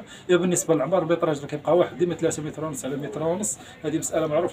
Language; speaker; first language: Arabic; native; Arabic